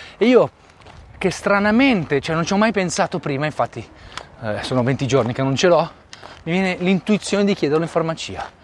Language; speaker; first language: Italian; native; Italian